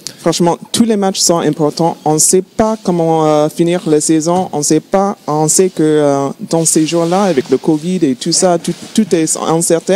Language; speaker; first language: French; non-native, fluent; English